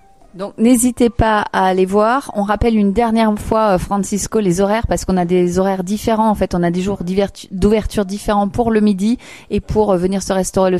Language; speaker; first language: French; native; French